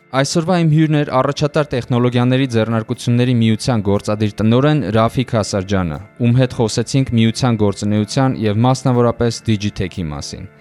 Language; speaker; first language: Armenian; native; Armenian